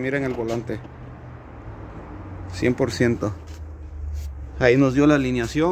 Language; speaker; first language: Spanish; native; Spanish